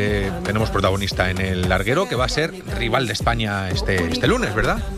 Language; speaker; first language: Spanish; native; Spanish